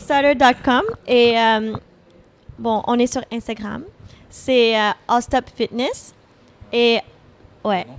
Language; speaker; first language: French; non-native, fluent; English